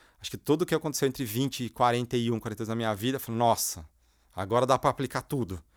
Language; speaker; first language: Portuguese; native; Portuguese